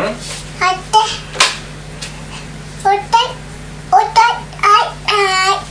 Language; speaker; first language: Japanese; native; Japanese